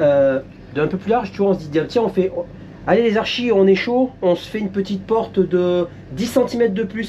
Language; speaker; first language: French; native; French